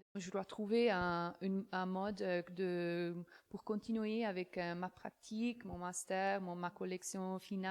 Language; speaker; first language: French; non-native, fluent; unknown